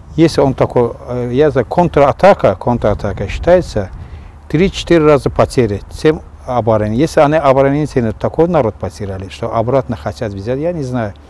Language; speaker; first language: Russian; non-native, local second language; Azerbaijani